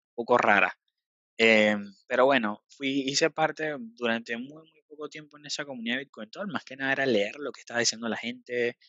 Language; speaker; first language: Spanish; native; Spanish